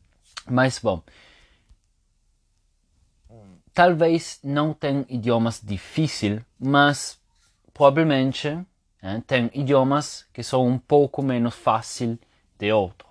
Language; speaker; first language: Portuguese; non-native, fluent; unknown